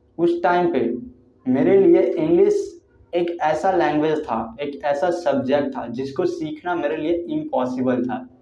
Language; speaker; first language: Hindi; native; Hindi